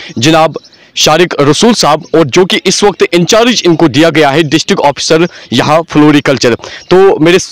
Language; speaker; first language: Hindi; non-native, local second language; Kashmiri